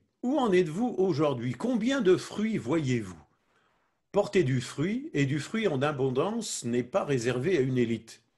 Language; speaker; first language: French; native; French